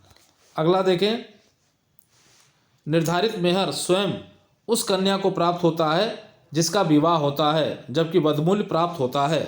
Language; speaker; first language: Hindi; native; Hindi